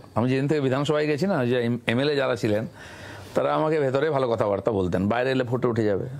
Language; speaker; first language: Bangla; native; Bangla